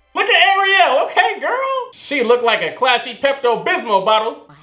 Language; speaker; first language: English; native; English